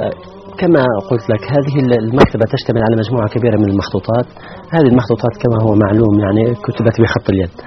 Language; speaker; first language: Arabic; native; Arabic